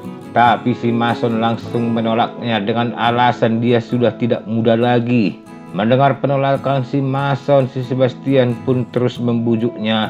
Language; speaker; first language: Indonesian; native; Indonesian